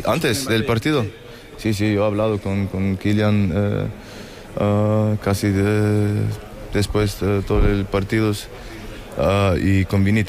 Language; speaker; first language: Spanish; non-native, fluent; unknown